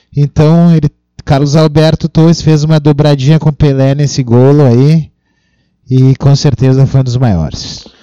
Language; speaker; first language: Portuguese; non-native, local second language; Upper Guinea Crioulo